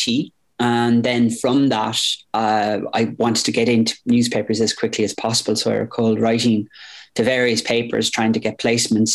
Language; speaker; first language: English; native; English